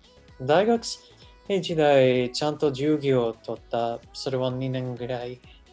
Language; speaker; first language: Japanese; non-native, learner; English